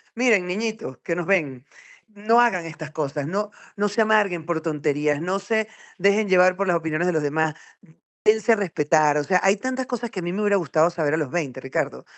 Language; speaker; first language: Spanish; native; Spanish